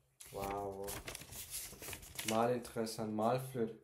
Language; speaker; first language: Danish; non-native, learner; Turkish